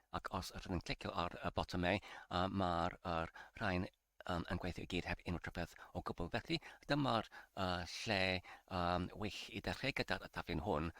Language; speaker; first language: Welsh; non-native, learner; English